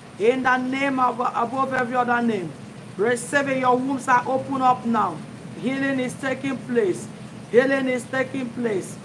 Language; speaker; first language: English; non-native, local second language; Igbo